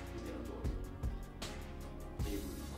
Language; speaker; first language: Japanese; native; Japanese